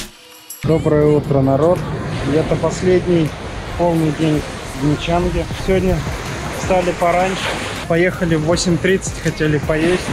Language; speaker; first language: Russian; native; Russian